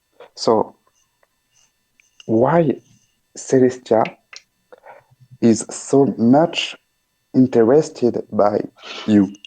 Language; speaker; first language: English; non-native, learner; French